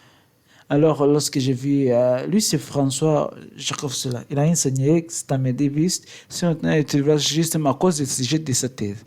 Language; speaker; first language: French; non-native, learner; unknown